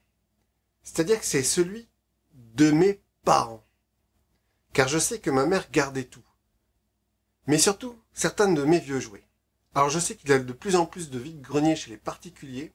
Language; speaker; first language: French; native; French